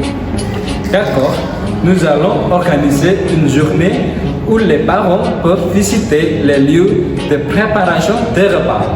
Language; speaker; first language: French; non-native, learner; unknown